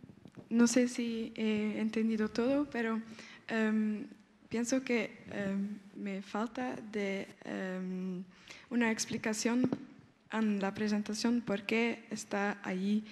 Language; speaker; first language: Spanish; non-native, learner; French